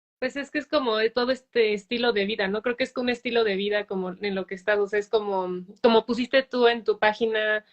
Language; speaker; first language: Spanish; native; Spanish